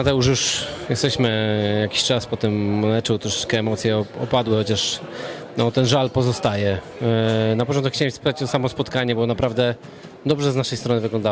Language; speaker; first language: Polish; native; Polish